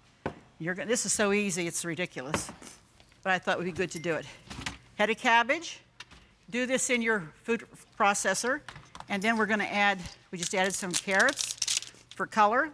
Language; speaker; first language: English; native; English